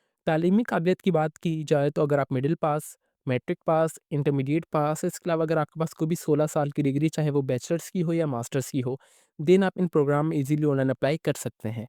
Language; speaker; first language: Hindi; non-native, local second language; Punjabi